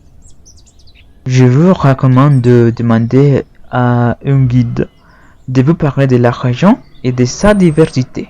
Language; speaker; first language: French; non-native, learner; Spanish